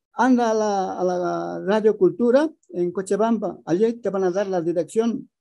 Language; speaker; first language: Spanish; early bilingual, other home language; Aymara